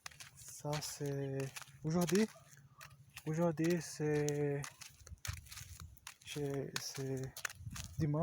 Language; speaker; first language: French; non-native, learner; Portuguese